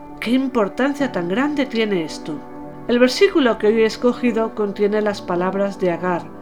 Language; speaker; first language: Spanish; native; Spanish